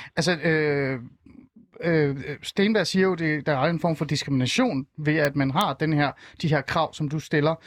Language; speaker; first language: Danish; early bilingual, other home language; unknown